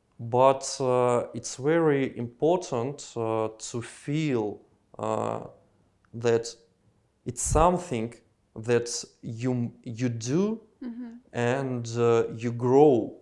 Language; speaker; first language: English; non-native, learner; Russian